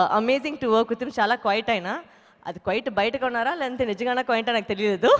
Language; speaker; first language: Telugu; non-native, fluent; Tamil